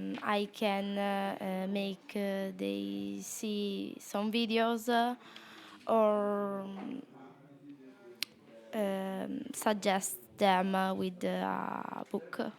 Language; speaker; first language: English; non-native, learner; Italian